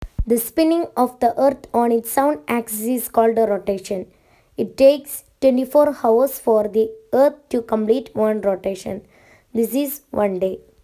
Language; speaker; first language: English; non-native, local second language; Malayalam